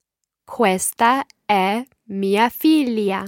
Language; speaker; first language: Italian; non-native, learner; English